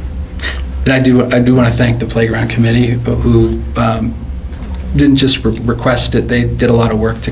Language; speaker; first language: English; native; English